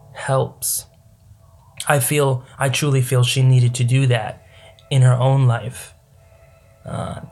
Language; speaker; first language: English; native; English